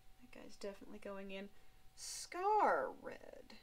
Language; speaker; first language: English; native; English